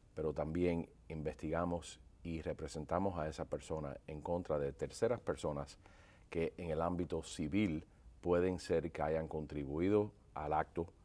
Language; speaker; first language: Spanish; early bilingual, heritage; Spanish